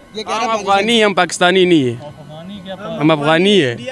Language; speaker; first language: Hindi; non-native, fluent; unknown